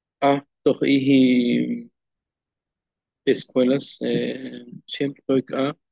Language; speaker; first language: Spanish; non-native, local second language; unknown